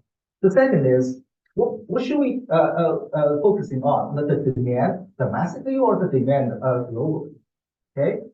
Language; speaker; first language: English; non-native, fluent; Chinese